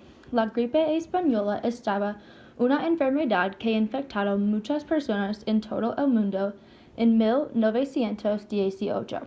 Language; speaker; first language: Spanish; non-native, learner; English